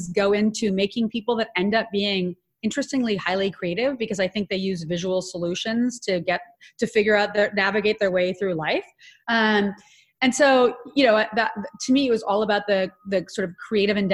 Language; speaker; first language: English; native; English